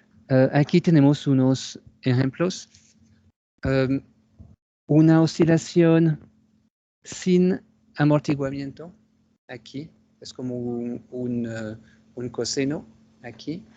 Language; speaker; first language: Spanish; non-native, fluent; French